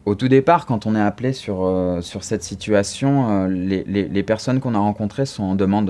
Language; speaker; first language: French; native; French